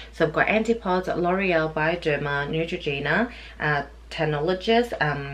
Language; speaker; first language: English; native; English